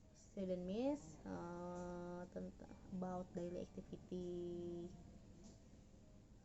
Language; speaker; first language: English; non-native, learner; Indonesian